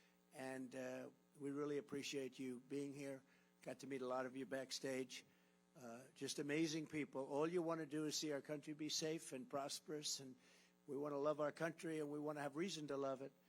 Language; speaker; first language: English; native; English